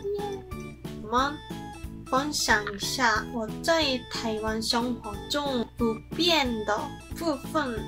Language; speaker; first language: Chinese; non-native, learner; Korean